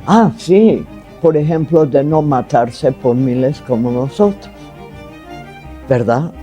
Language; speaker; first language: Spanish; non-native, fluent; English